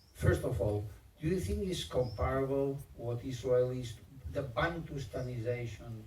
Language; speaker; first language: English; non-native, fluent; Catalan